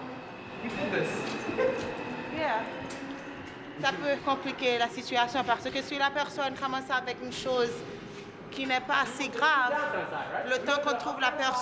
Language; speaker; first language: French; early bilingual, heritage; French